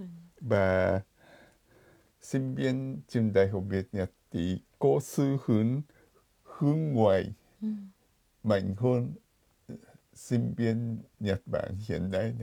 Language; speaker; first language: Vietnamese; non-native, fluent; Japanese